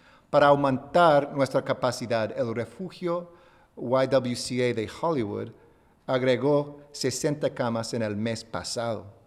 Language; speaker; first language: Spanish; non-native, fluent; English